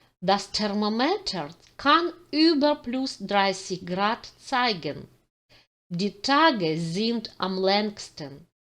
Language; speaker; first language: German; non-native, fluent; Ukrainian